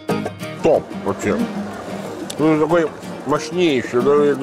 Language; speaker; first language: Ukrainian; non-native, learner; Italian